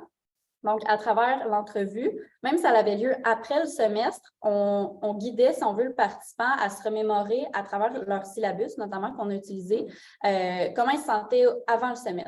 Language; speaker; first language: French; native; French